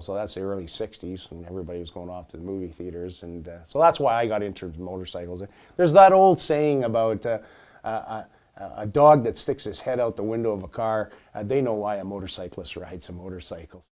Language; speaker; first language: English; native; English